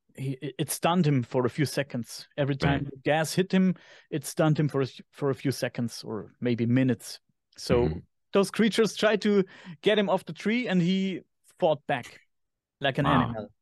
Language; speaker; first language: English; non-native, fluent; German